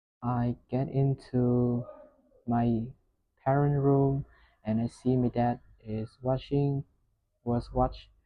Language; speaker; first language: English; non-native, learner; Vietnamese